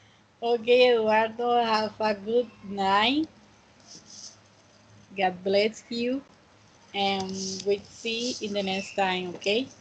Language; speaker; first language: English; non-native, fluent; Spanish